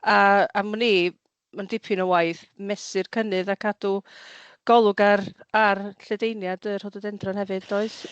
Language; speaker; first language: Welsh; native; Welsh